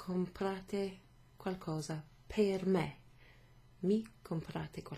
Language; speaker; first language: Italian; non-native, fluent; English